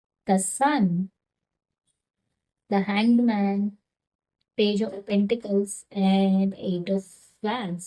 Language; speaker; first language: English; non-native, local second language; Telugu